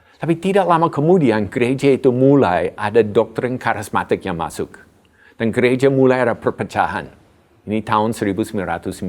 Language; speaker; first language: Indonesian; non-native, fluent; English